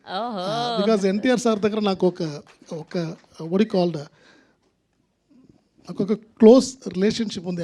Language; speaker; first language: Telugu; non-native, local second language; Tamil